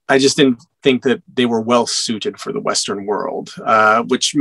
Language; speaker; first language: English; native; English